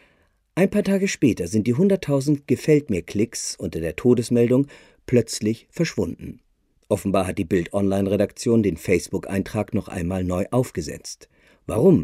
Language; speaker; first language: German; native; German